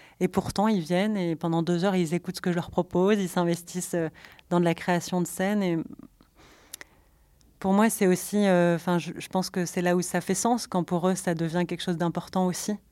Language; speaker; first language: French; native; French